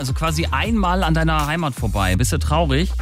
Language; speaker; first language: German; native; German